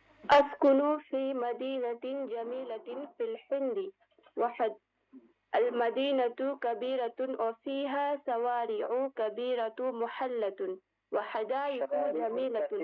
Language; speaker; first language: Arabic; non-native, learner; Bangla